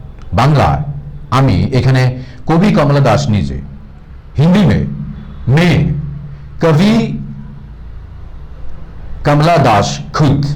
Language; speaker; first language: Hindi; non-native, local second language; Bangla